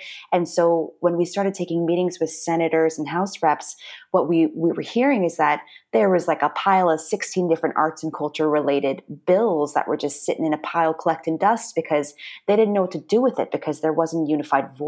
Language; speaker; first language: English; native; English